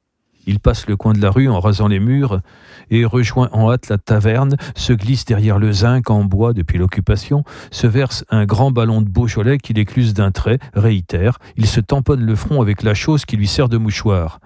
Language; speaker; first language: French; native; French